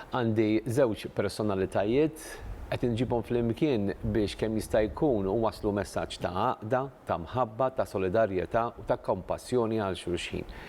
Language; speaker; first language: Maltese; native; Maltese